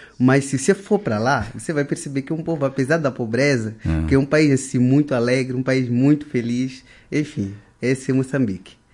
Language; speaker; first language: Portuguese; non-native, local second language; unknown